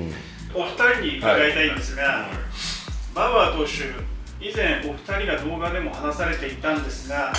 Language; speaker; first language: Japanese; native; Japanese